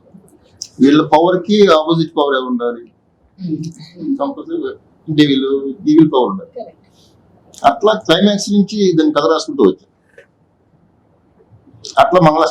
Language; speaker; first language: Telugu; native; Telugu